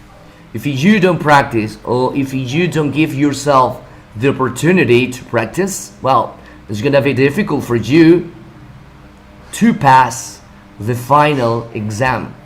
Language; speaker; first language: English; non-native, fluent; Spanish